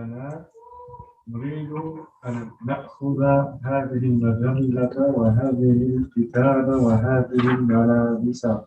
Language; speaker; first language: Arabic; non-native, learner; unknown